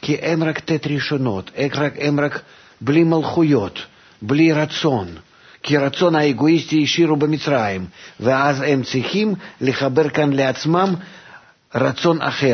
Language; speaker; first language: Hebrew; non-native, fluent; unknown